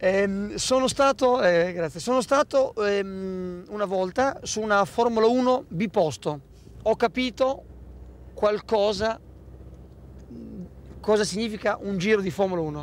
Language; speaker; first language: Italian; native; Italian